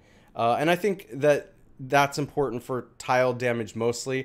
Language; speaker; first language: English; native; English